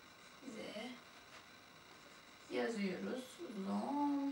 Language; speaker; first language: Turkish; non-native, fluent; Russian